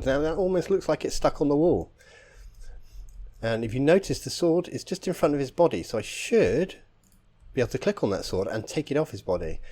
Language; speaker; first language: English; native; English